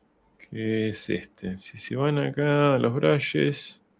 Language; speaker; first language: Spanish; native; Spanish